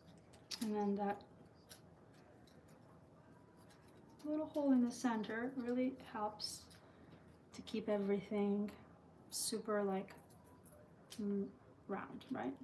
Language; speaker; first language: English; early bilingual, other home language; Albanian